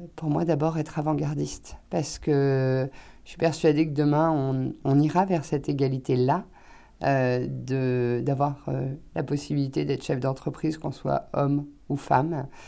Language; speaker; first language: French; native; French